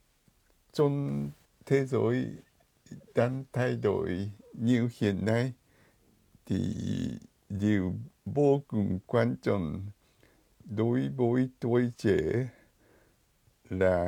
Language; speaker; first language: Vietnamese; non-native, fluent; Japanese